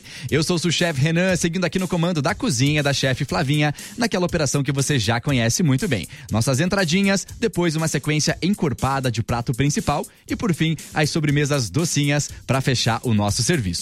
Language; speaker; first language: Portuguese; native; Portuguese